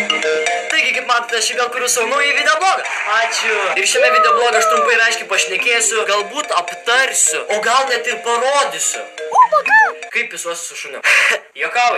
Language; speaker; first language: Lithuanian; native; Lithuanian